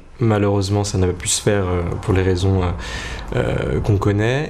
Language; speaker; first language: French; native; French